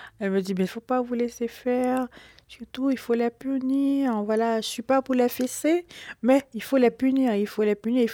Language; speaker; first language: French; non-native, local second language; Haitian Creole